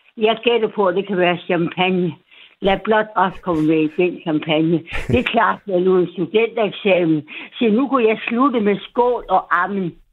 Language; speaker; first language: Danish; native; Danish